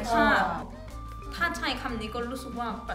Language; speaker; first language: Thai; non-native, fluent; Korean